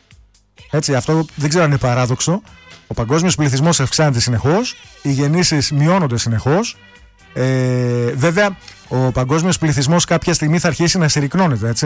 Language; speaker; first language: Greek; native; Greek